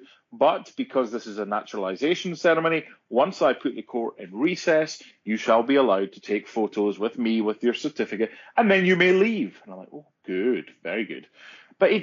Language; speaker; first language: English; native; English